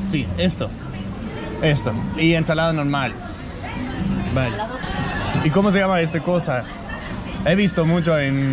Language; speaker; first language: Spanish; non-native, fluent; Danish